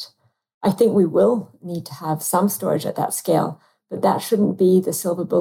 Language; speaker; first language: English; native; English